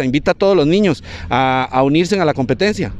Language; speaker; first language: Spanish; native; Spanish